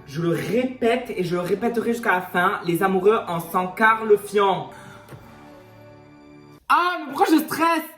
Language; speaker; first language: French; native; French